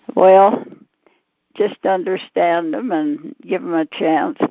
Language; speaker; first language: English; native; English